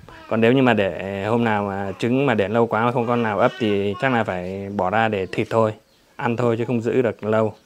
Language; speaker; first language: Vietnamese; native; Vietnamese